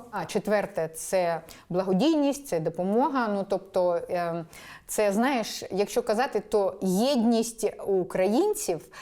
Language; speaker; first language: Ukrainian; non-native, local second language; Russian